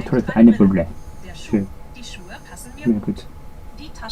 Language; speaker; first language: German; non-native, learner; Japanese